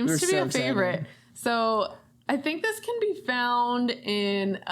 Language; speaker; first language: English; native; English